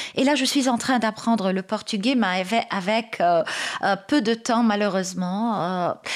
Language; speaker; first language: French; non-native, local second language; Arabic